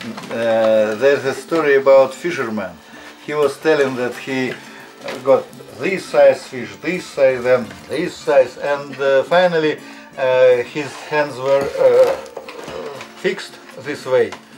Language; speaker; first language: English; non-native, learner; Russian